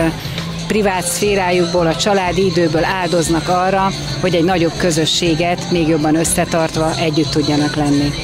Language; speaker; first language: Hungarian; native; Hungarian